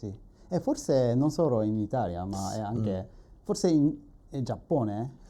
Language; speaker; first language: Italian; non-native, learner; Japanese